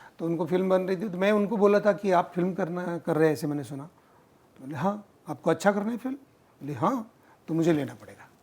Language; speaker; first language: Hindi; non-native, local second language; Marathi